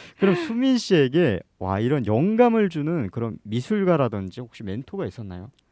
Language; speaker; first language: Korean; native; Korean